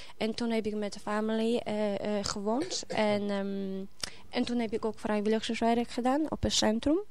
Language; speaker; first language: Dutch; non-native, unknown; Polish